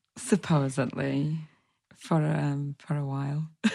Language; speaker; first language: English; non-native, fluent; Russian